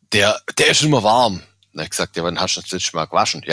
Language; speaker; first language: German; native; German